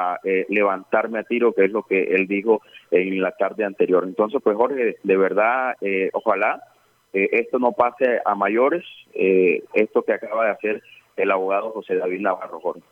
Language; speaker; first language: Spanish; native; Spanish